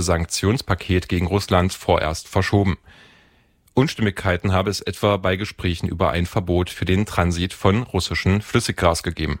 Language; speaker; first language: German; native; German